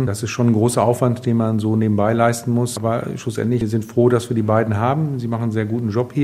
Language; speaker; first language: German; native; German